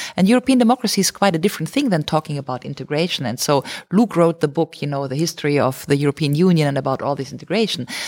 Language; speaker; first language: English; non-native, fluent; German